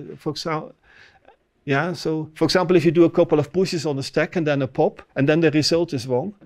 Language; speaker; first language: English; non-native, fluent; Dutch